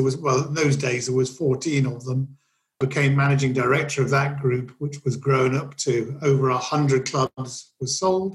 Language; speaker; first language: English; native; English